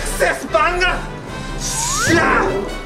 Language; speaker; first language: Indonesian; non-native, learner; Japanese